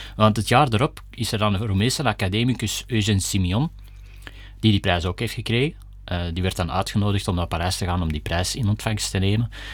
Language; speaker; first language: Dutch; native; Dutch